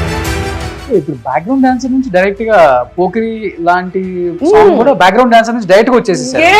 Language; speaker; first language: Telugu; native; Telugu